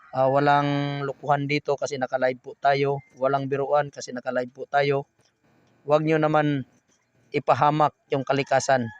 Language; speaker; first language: Filipino; non-native, local second language; Cebuano